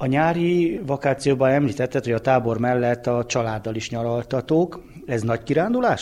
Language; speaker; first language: Hungarian; native; Hungarian